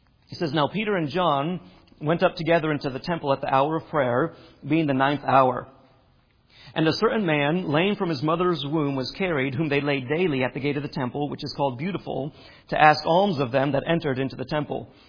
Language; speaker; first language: English; native; English